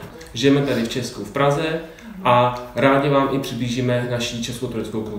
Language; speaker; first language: Czech; native; Czech